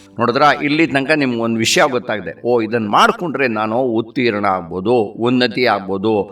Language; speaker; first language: Kannada; non-native, local second language; Tamil